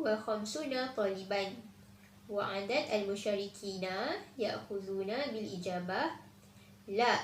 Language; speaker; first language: Arabic; non-native, learner; Malay